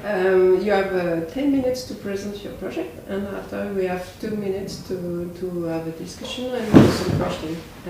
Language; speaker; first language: English; non-native, learner; French